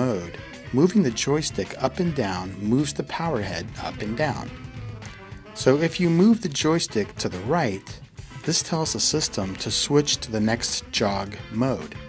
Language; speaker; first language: English; native; English